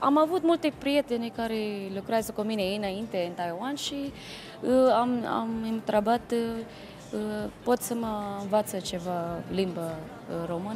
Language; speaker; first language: Romanian; non-native, learner; Filipino